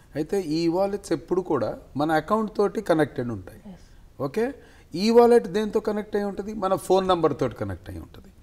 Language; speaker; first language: Telugu; native; Telugu